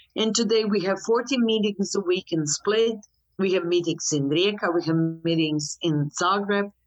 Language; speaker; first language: English; non-native, fluent; Croatian